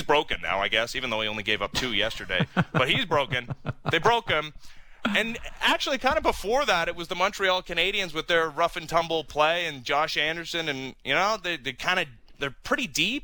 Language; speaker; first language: English; native; English